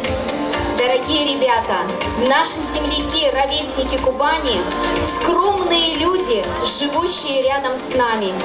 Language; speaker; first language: Russian; native; Russian